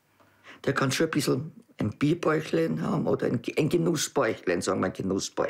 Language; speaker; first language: German; native; German